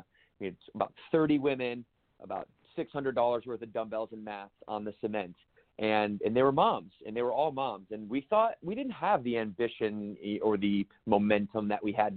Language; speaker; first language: English; native; English